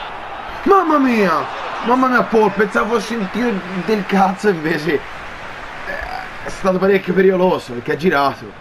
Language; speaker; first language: Italian; native; Italian